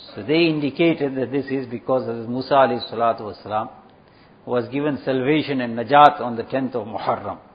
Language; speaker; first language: English; native; English